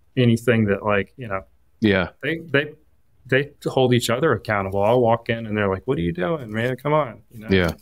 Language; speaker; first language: English; native; English